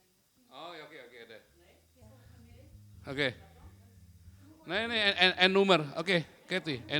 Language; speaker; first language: Dutch; non-native, learner; Indonesian